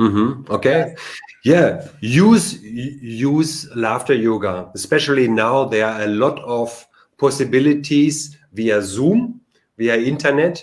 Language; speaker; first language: English; non-native, learner; German